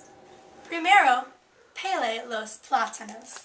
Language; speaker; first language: Spanish; non-native, learner; English